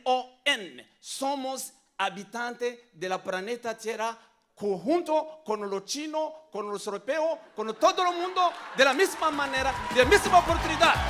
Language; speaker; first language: Spanish; non-native, learner; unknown